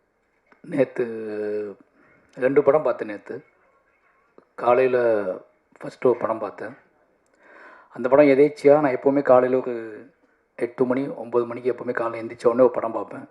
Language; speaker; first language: Tamil; native; Tamil